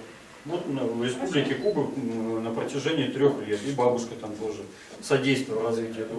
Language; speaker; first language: Russian; native; Russian